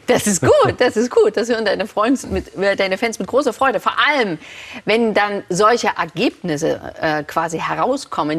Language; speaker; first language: German; native; German